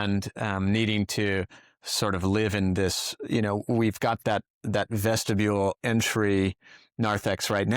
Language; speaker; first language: English; native; English